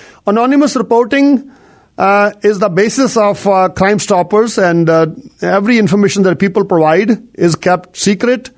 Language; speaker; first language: English; non-native, local second language; Punjabi